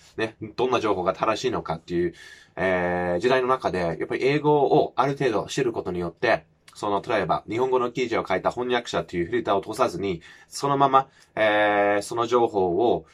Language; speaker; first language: Japanese; non-native, fluent; English